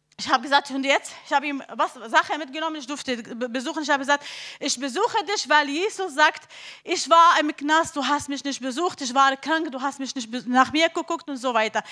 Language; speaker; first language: German; non-native, learner; Arabic